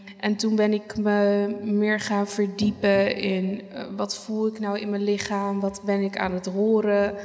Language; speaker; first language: Dutch; non-native, local second language; Papiamento